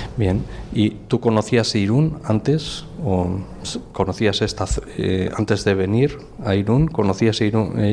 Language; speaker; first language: Spanish; native; Spanish